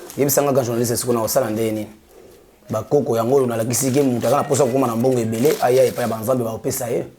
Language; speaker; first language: Lingala; native; Lingala